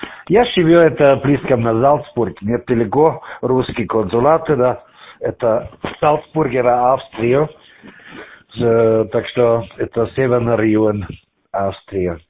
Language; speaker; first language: Russian; non-native, learner; German